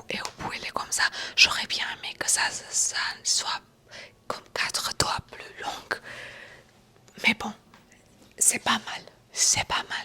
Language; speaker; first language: French; non-native, fluent; Romanian